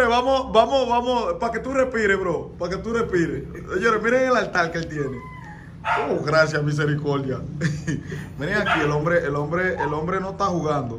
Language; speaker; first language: Spanish; native; Spanish